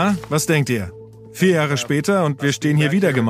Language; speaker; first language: German; native; German